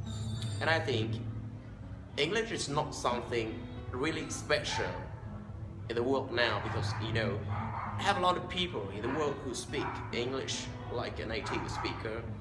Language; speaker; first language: English; non-native, fluent; Vietnamese